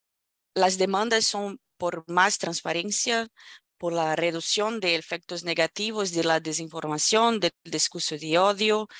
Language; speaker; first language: Spanish; non-native, fluent; Portuguese